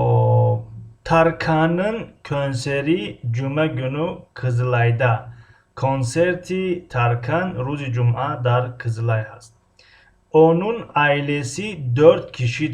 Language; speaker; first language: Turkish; non-native, fluent; Tajik